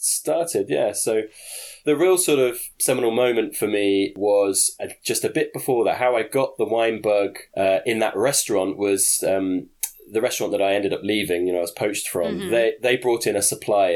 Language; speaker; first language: English; native; English